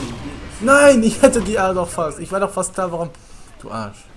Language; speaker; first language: German; native; German